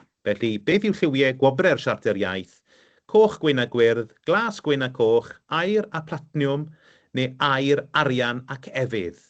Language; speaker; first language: Welsh; native; Welsh